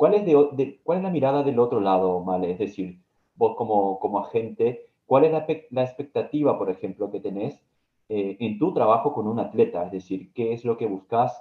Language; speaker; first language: Spanish; native; Spanish